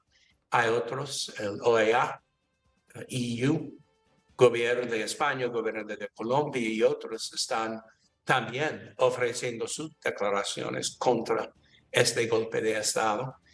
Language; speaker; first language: Spanish; non-native, learner; English